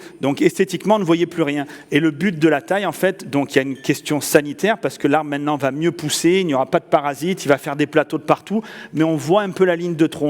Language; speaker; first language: French; native; French